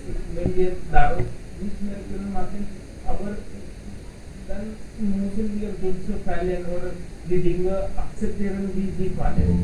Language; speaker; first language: German; non-native, learner; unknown